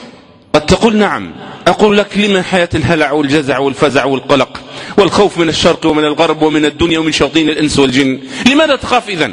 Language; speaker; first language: Arabic; native; Arabic